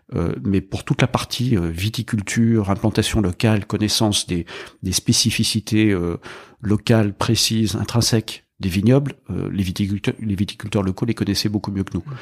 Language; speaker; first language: French; native; French